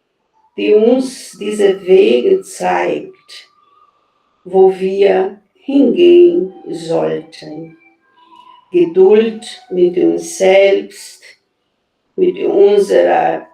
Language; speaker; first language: German; non-native, fluent; Portuguese